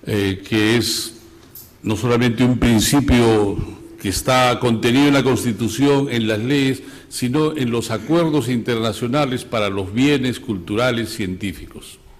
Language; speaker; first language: Spanish; native; Spanish